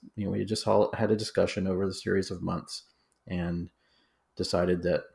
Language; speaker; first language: English; native; English